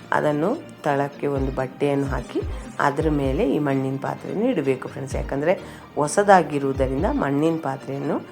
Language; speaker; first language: Kannada; native; Kannada